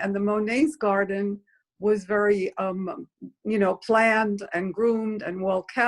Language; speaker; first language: English; native; English